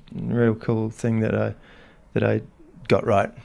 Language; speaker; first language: English; native; English